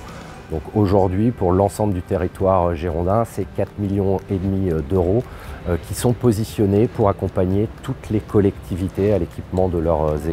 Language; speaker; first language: French; native; French